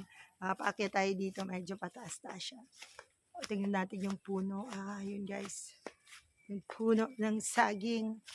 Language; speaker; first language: Filipino; non-native, local second language; Bikol